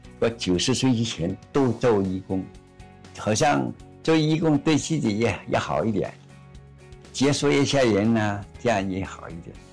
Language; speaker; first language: Chinese; non-native, local second language; Cantonese